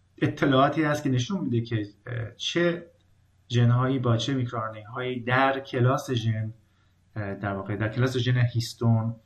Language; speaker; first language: Persian; native; Persian